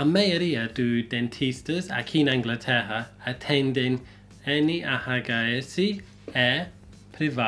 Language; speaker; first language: Portuguese; non-native, learner; English